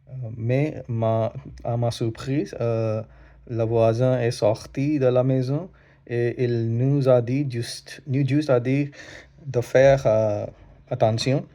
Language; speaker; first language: French; non-native, learner; Hindi